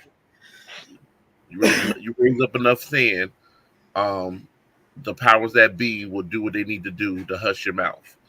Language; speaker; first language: English; native; English